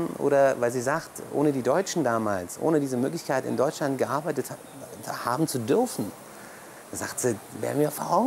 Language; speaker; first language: German; early bilingual, other home language; Turkish